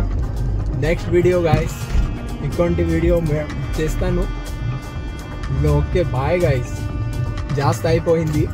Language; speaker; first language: Telugu; non-native, local second language; Kannada